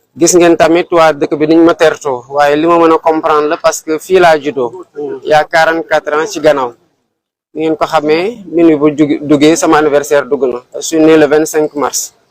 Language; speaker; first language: Wolof; non-native, local second language; Serer